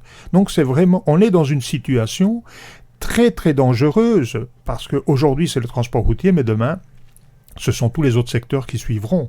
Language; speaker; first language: French; native; French